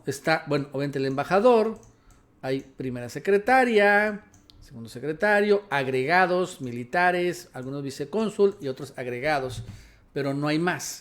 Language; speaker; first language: Spanish; native; Spanish